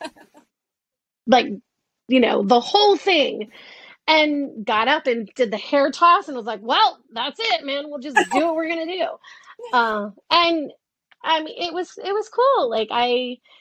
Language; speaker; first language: English; native; English